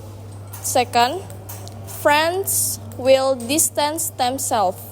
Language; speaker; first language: English; non-native, learner; Indonesian